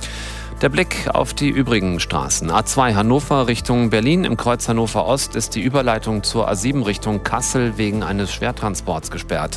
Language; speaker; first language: German; native; German